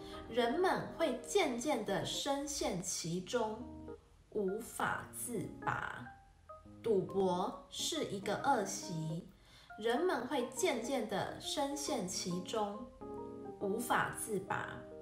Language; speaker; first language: Chinese; native; Chinese